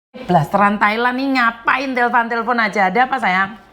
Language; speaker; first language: Indonesian; non-native, local second language; Javanese